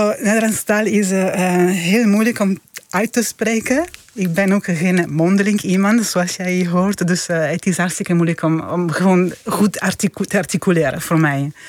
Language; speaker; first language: Dutch; non-native, fluent; Italian